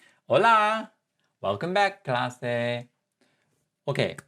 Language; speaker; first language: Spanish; non-native, fluent; English